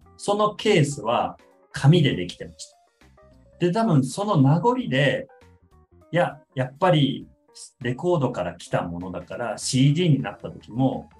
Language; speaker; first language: Japanese; native; Japanese